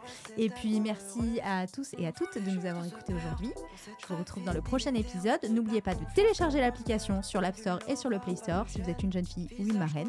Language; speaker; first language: French; native; French